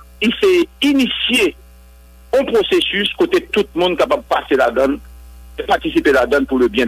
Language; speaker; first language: French; non-native, local second language; Haitian Creole